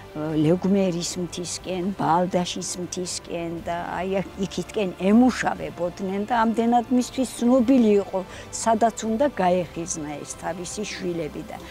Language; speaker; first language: Georgian; non-native, local second language; Svan